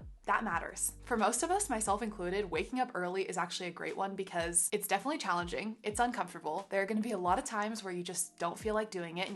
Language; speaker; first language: English; native; English